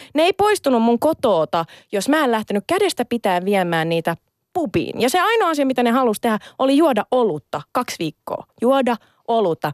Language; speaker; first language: Finnish; native; Finnish